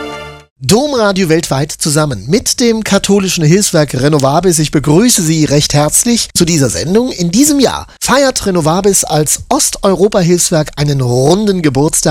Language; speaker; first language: German; native; German